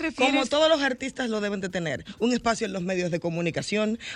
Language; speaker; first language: Spanish; native; Spanish